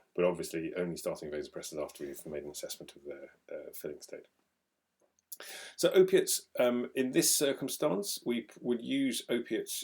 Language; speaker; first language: English; native; English